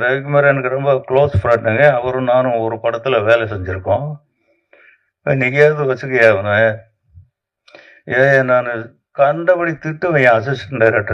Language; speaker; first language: Tamil; native; Tamil